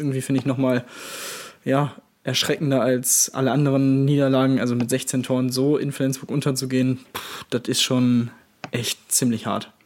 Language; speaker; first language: German; native; German